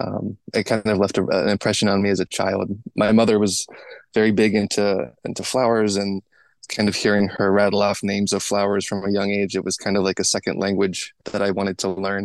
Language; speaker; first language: English; native; English